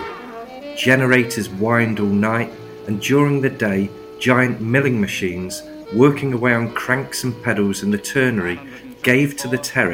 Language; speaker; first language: English; native; English